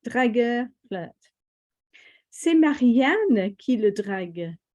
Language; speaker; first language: French; non-native, fluent; English